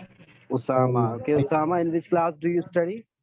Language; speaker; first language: English; non-native, fluent; Urdu